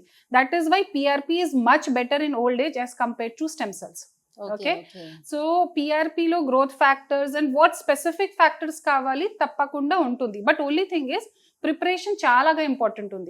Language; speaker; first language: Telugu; non-native, local second language; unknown